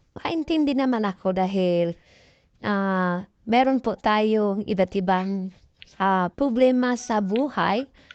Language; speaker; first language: Filipino; non-native, local second language; Cebuano